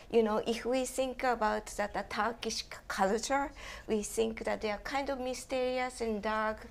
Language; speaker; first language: English; non-native, fluent; Japanese